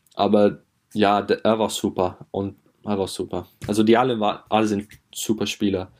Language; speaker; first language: German; non-native, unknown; English